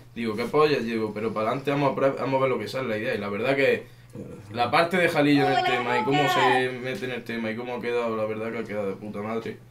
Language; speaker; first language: Spanish; native; Spanish